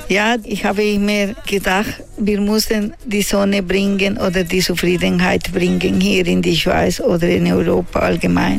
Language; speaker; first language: German; non-native, learner; Spanish